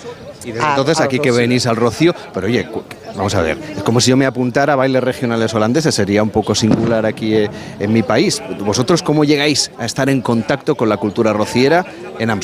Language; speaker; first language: Spanish; native; Spanish